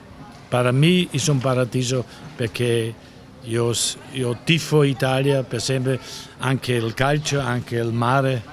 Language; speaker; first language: Italian; non-native, learner; German